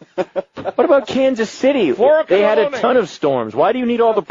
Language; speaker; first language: English; native; English